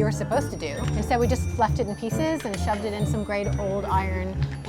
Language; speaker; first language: English; native; English